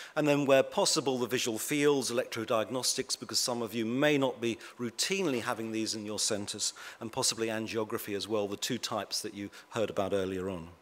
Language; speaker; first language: English; native; English